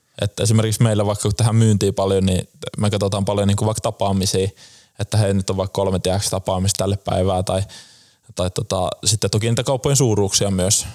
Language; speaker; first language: Finnish; native; Finnish